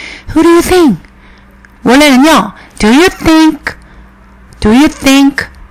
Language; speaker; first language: English; non-native, fluent; Korean